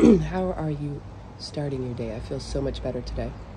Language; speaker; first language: English; native; English